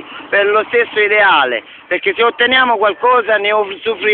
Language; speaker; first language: Italian; native; Italian